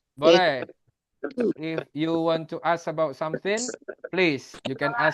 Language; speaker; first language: English; non-native, fluent; Indonesian